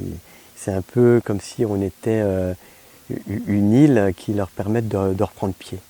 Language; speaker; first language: French; native; French